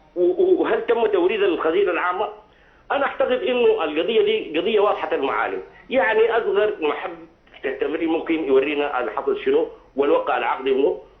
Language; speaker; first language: Arabic; native; Arabic